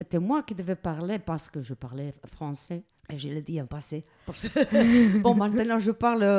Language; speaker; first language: French; non-native, learner; Spanish